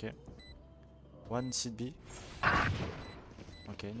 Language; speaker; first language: English; non-native, learner; French